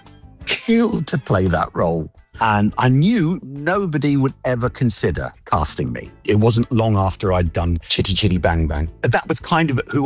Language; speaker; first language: English; native; English